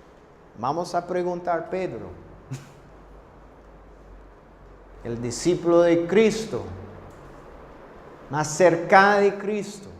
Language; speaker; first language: Spanish; non-native, fluent; English